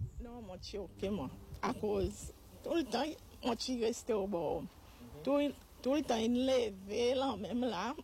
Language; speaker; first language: French; non-native, local second language; Seselwa Creole French